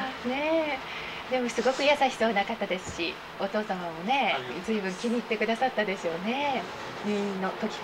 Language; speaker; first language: Japanese; native; Japanese